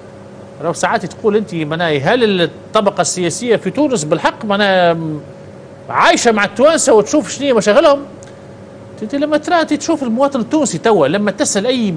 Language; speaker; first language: Arabic; native; Arabic